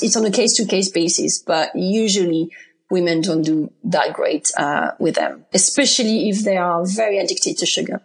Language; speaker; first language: English; non-native, fluent; French